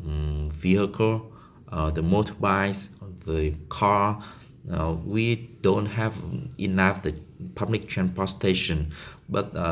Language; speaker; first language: English; non-native, learner; Vietnamese